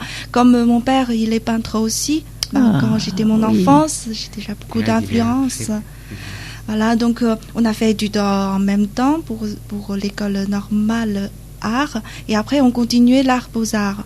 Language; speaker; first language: French; non-native, learner; Chinese